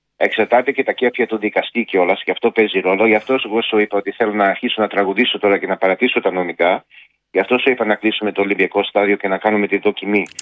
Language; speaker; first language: Greek; early bilingual, heritage; Greek